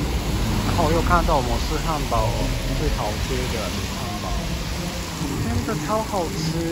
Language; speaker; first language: Chinese; non-native, fluent; Japanese